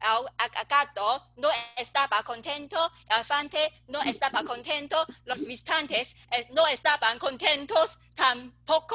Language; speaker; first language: Spanish; non-native, learner; English